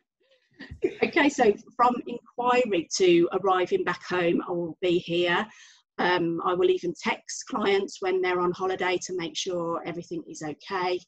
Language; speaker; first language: English; native; English